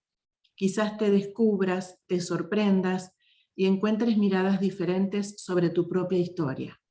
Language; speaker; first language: Spanish; native; Spanish